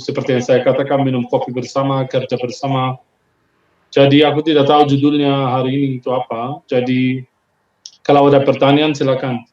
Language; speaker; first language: Indonesian; non-native, fluent; Hebrew